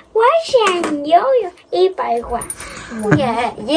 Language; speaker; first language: Chinese; early bilingual, heritage; Spanish